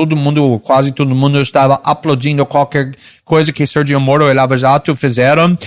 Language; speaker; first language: Portuguese; non-native, fluent; English